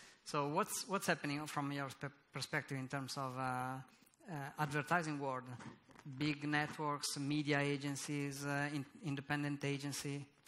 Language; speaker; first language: English; non-native, fluent; Italian